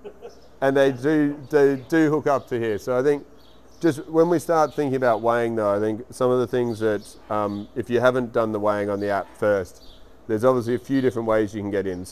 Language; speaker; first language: English; native; English